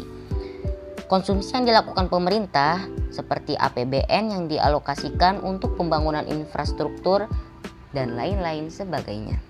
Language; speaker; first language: Indonesian; native; Indonesian